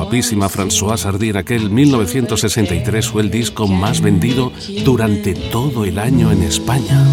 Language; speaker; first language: Spanish; native; Spanish